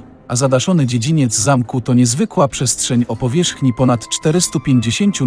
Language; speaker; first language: Polish; native; Polish